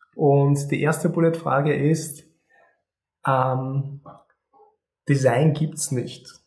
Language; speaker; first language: German; native; German